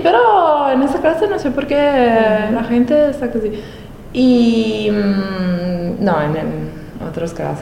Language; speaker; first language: Spanish; non-native, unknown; Italian